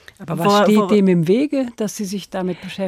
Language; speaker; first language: German; native; German